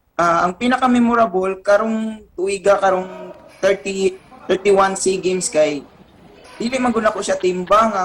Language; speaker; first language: Cebuano; native; Cebuano